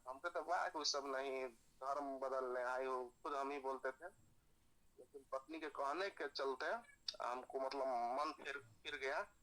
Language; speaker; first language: Hindi; native; Hindi